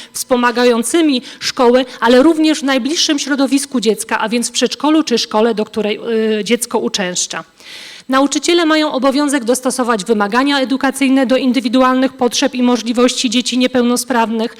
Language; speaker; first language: Polish; native; Polish